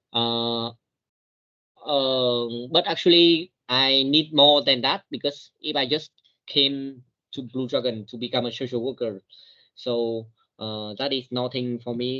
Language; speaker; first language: English; non-native, learner; Vietnamese